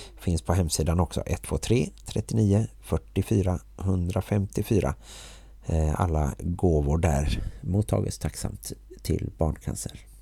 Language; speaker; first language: Swedish; native; Swedish